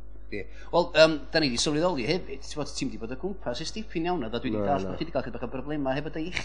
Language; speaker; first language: Welsh; native; Welsh